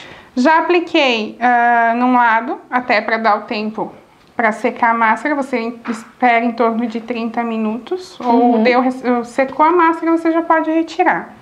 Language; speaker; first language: Portuguese; native; Portuguese